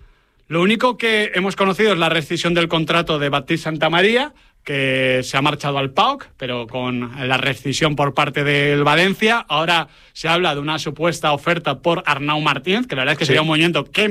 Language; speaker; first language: Spanish; native; Spanish